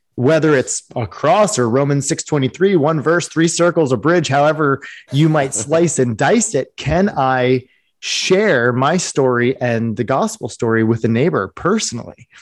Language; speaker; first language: English; native; English